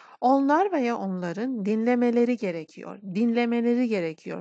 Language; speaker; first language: Turkish; non-native, fluent; Persian